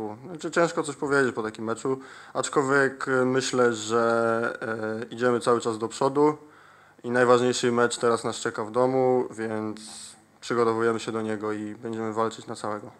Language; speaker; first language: Polish; native; Polish